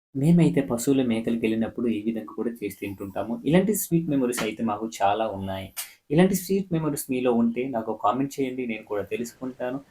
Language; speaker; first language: Telugu; native; Telugu